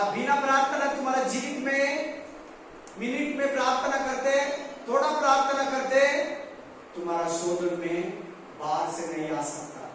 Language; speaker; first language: Hindi; non-native, local second language; Kannada